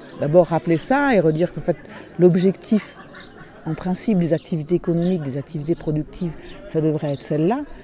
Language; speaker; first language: French; non-native, fluent; Portuguese